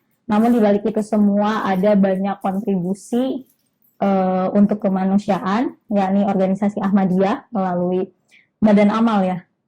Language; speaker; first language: Indonesian; native; Indonesian